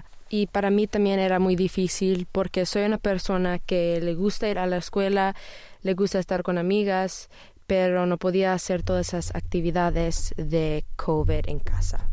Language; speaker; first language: Spanish; early bilingual, heritage; Spanish